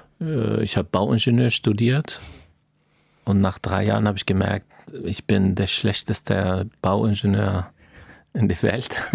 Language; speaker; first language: German; non-native, fluent; Arabic